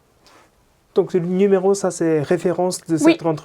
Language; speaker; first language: French; non-native, fluent; Japanese